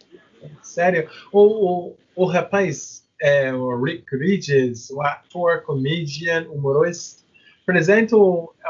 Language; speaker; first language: Portuguese; non-native, learner; English